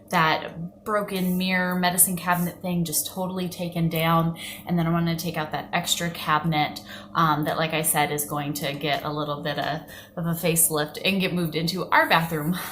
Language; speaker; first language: English; native; English